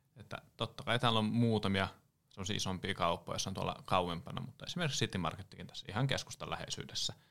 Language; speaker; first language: Finnish; native; Finnish